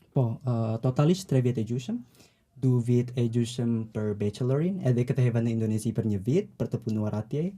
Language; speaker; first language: Albanian; non-native, learner; Indonesian